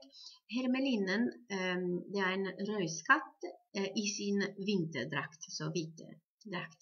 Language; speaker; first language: Norwegian; non-native, fluent; Italian